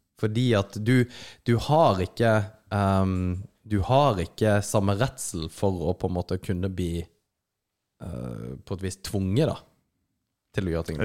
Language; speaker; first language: Norwegian; native; Norwegian